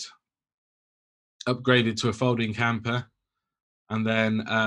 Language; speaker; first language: English; native; English